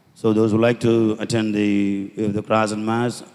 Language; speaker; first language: English; non-native, local second language; Tamil